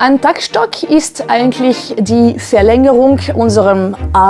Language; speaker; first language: German; non-native, fluent; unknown